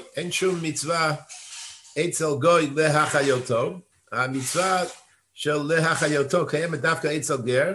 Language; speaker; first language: Hebrew; non-native, fluent; English